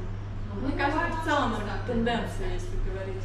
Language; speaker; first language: Russian; native; Russian